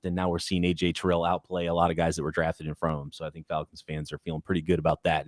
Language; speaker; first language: English; native; English